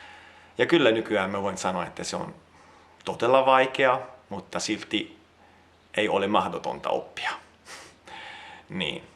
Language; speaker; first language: Finnish; non-native, fluent; Italian